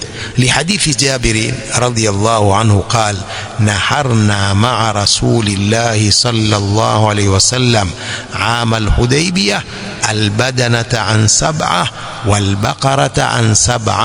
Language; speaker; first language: Arabic; non-native, fluent; Swahili